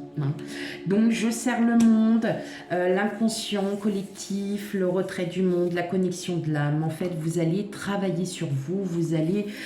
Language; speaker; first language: French; native; French